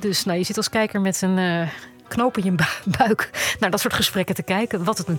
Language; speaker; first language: Dutch; native; Dutch